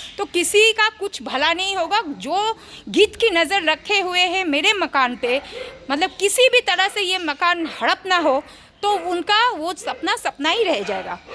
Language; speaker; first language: Hindi; non-native, local second language; Bangla